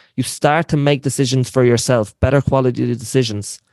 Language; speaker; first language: English; native; English